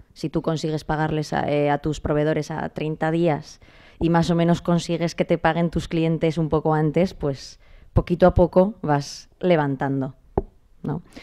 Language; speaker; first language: Spanish; native; Spanish